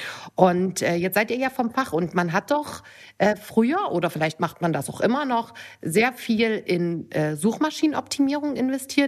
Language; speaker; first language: German; native; German